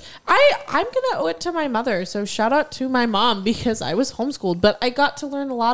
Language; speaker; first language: English; native; English